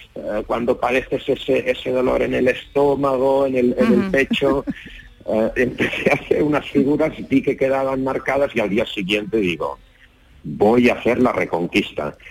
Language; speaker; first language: Spanish; native; Spanish